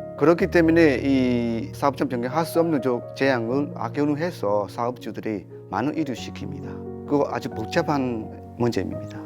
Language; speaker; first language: Korean; non-native, fluent; Burmese